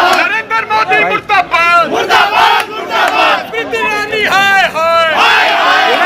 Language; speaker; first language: Hindi; native; Hindi